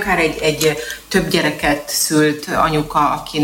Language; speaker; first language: Hungarian; native; Hungarian